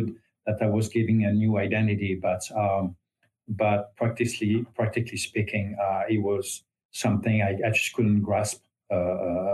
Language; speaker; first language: English; non-native, fluent; French